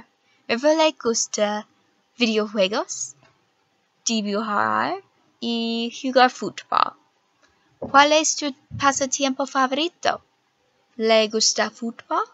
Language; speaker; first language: Spanish; non-native, learner; English